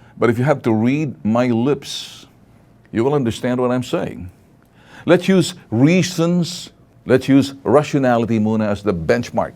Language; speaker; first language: English; non-native, local second language; Filipino